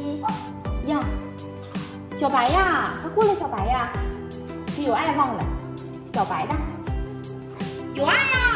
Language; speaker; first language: Chinese; native; Chinese